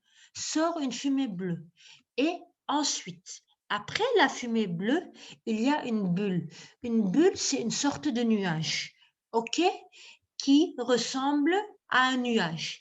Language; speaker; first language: French; non-native, local second language; Arabic